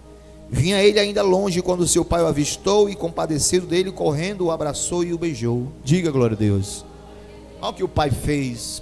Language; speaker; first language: Portuguese; native; Portuguese